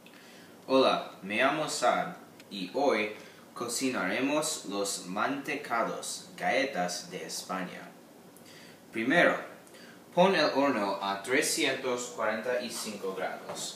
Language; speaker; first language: Spanish; non-native, learner; English